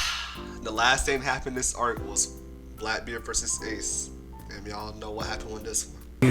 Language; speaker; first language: English; native; English